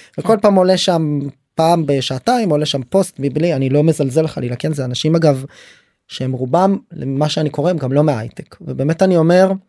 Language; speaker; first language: Hebrew; native; Hebrew